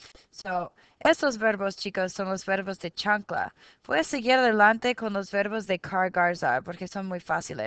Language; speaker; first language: Spanish; non-native, fluent; English